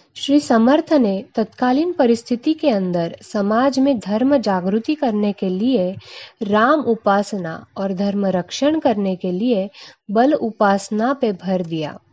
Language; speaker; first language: Hindi; non-native, local second language; Marathi